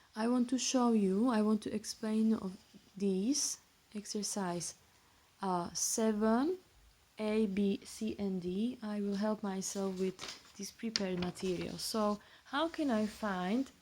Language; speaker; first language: English; non-native, fluent; Slovak